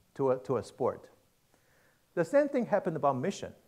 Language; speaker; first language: English; non-native, fluent; Chinese